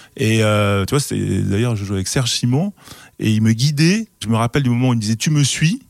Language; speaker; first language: French; native; French